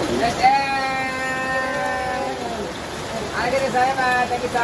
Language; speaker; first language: English; non-native, learner; Cebuano